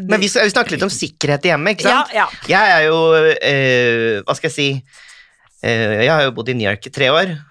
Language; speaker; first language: Norwegian; native; Norwegian